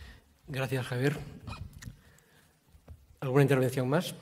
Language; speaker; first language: Spanish; native; Spanish